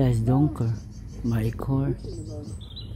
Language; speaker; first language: Dutch; non-native, learner; Filipino